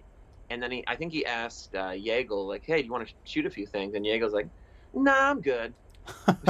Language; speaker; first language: English; native; English